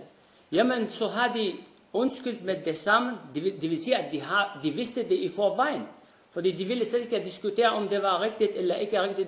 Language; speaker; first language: Danish; non-native, fluent; Arabic